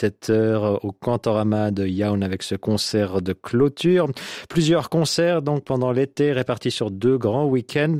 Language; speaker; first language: French; native; French